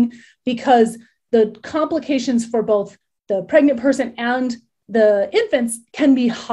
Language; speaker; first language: English; native; English